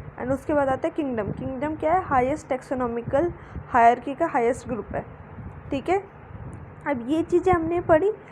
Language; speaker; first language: Hindi; native; Hindi